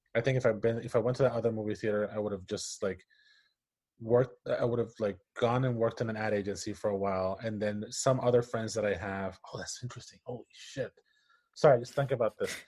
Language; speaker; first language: English; non-native, fluent; Spanish